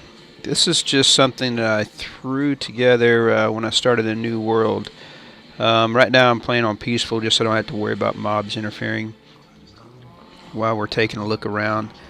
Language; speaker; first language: English; native; English